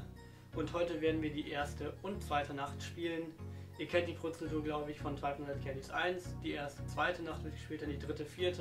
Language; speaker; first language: German; native; German